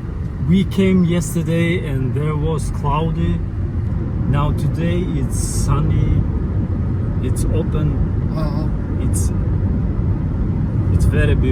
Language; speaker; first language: English; non-native, fluent; Kyrgyz